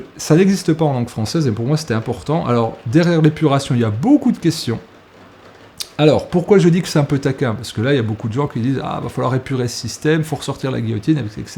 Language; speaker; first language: French; native; French